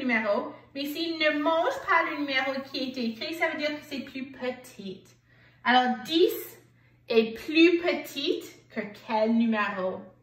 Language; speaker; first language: French; non-native, local second language; English